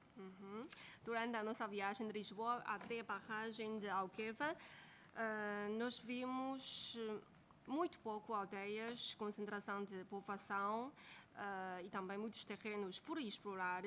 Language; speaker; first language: Portuguese; non-native, fluent; Chinese